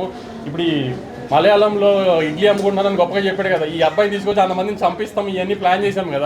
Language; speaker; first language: Telugu; native; Telugu